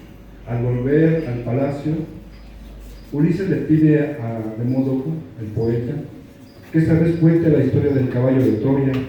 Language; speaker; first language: Spanish; native; Spanish